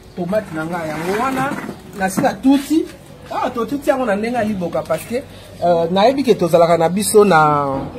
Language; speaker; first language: Lingala; native; Lingala